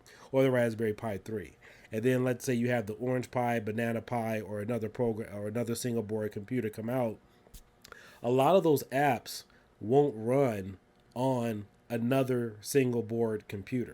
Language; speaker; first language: English; native; English